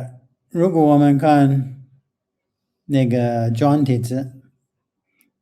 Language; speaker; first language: Chinese; non-native, fluent; English